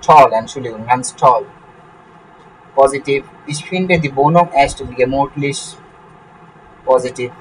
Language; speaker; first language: German; non-native, learner; Bangla